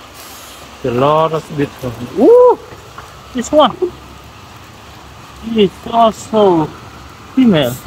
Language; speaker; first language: English; non-native, learner; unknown